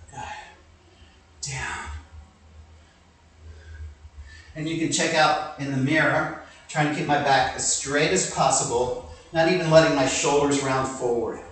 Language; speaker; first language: English; native; English